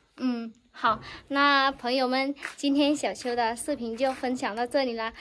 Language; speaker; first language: Chinese; non-native, fluent; Vietnamese